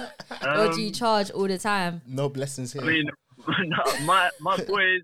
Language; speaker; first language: English; native; English